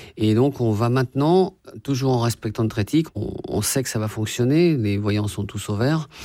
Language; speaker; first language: French; native; French